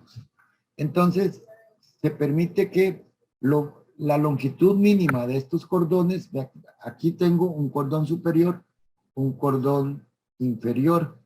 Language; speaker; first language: Spanish; native; Spanish